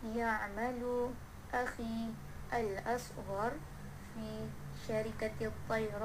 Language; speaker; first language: Arabic; non-native, learner; Malay